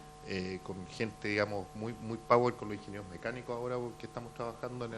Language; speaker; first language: Spanish; native; Spanish